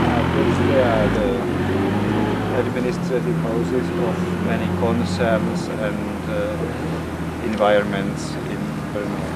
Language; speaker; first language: English; non-native, fluent; Czech